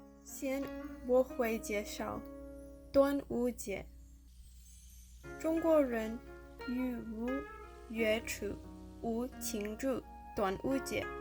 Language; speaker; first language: Chinese; non-native, learner; English